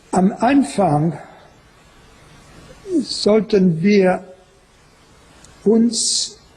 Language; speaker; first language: German; non-native, fluent; French